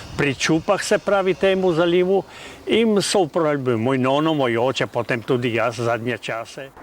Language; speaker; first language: Slovenian; native; Slovenian